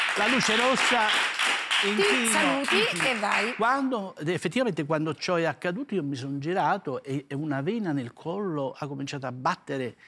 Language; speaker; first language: Italian; native; Italian